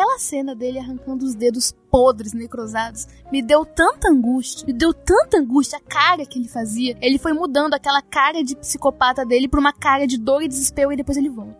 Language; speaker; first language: Portuguese; native; Portuguese